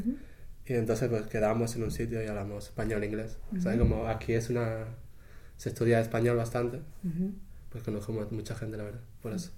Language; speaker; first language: Spanish; native; Spanish